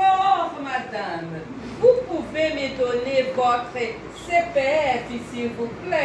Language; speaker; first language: French; non-native, learner; Portuguese